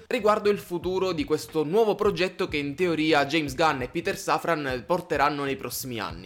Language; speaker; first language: Italian; native; Italian